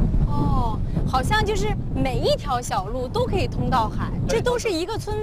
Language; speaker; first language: Chinese; native; Chinese